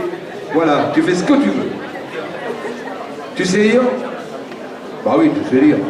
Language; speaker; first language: French; native; French